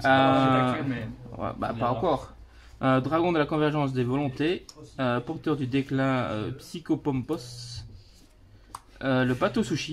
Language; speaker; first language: French; native; French